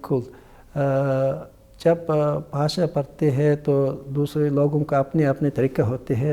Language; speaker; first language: Hindi; non-native, learner; Mongolian